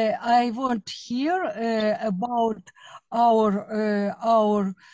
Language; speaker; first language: English; non-native, learner; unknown